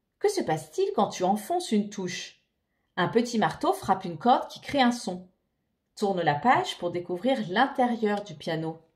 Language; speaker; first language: French; native; French